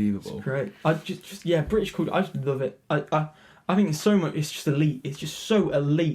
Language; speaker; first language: English; native; English